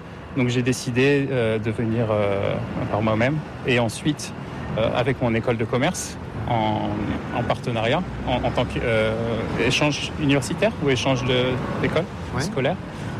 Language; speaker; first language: French; native; French